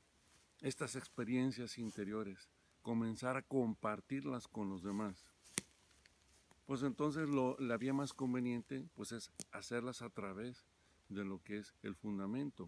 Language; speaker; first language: Spanish; native; Spanish